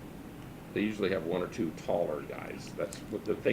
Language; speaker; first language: English; native; English